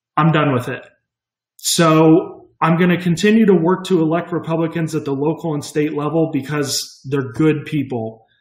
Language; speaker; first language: English; native; English